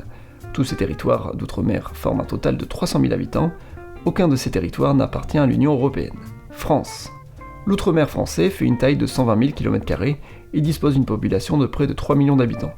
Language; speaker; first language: French; native; French